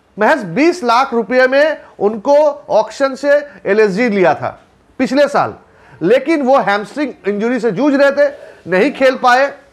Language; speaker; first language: Hindi; non-native, local second language; Bangla